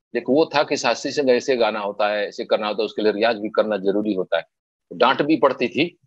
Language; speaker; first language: Hindi; native; Hindi